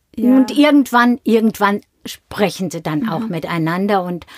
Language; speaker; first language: German; native; German